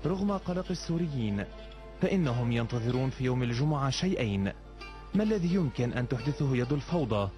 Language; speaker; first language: Arabic; native; Arabic